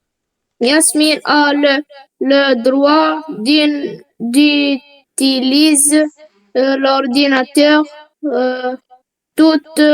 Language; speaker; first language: French; non-native, local second language; Arabic